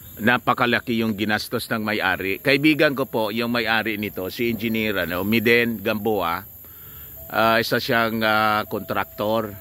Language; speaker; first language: Filipino; non-native, local second language; Bikol